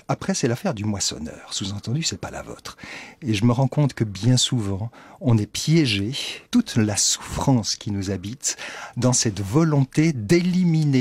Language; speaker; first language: French; native; French